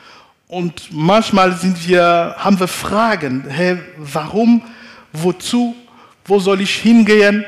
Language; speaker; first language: German; non-native, fluent; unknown